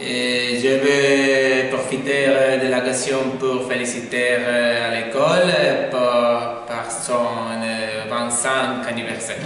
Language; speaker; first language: French; non-native, learner; Spanish